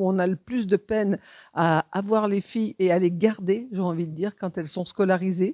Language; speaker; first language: French; native; French